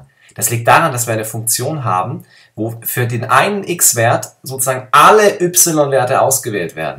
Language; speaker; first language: German; native; German